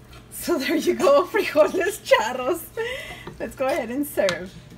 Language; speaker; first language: English; early bilingual, other home language; Spanish